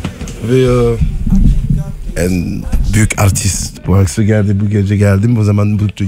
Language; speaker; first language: Turkish; non-native, learner; French